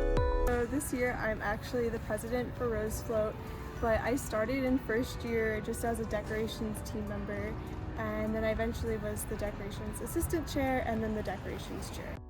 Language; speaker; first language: English; native; English